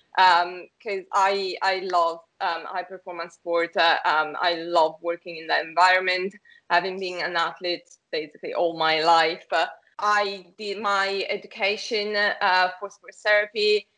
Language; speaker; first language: English; non-native, fluent; Italian